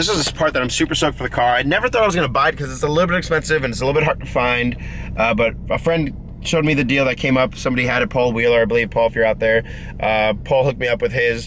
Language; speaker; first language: English; native; English